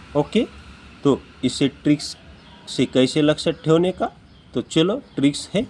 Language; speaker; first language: Hindi; non-native, local second language; Marathi